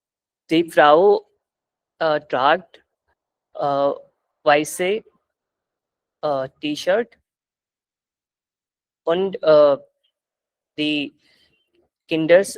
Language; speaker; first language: German; non-native, learner; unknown